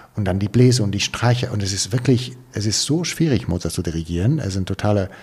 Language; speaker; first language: German; non-native, fluent; Italian